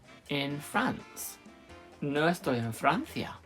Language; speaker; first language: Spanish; non-native, fluent; English